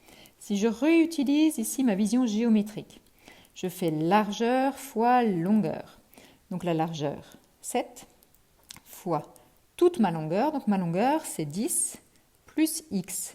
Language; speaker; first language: French; native; French